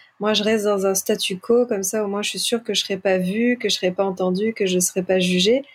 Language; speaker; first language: French; native; French